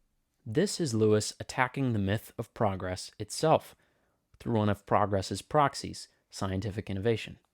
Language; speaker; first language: English; native; English